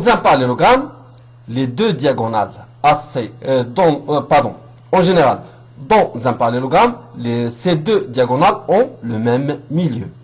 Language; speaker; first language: French; non-native, local second language; Arabic